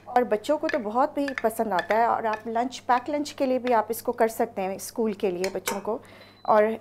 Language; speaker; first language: Urdu; native; Urdu